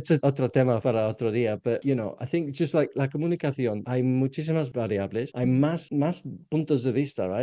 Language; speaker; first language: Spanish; non-native, learner; English